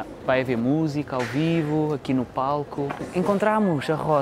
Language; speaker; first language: Portuguese; native; Portuguese